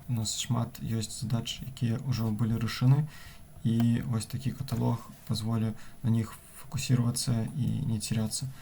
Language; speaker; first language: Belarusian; non-native, local second language; Russian